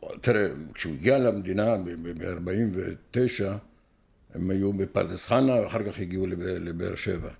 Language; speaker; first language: Hebrew; native; Hebrew